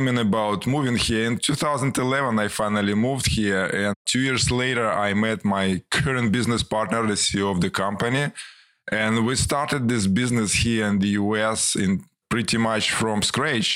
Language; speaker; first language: English; non-native, fluent; Ukrainian